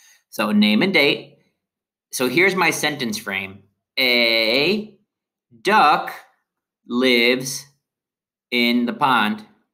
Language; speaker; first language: English; early bilingual, other home language; Spanish